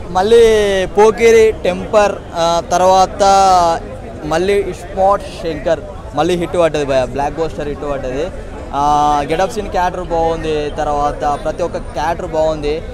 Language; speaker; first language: Telugu; native; Telugu